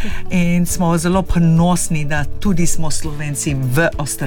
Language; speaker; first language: Slovenian; early bilingual, heritage; Slovenian